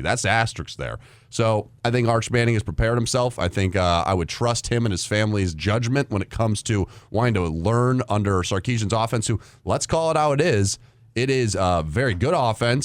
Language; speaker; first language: English; native; English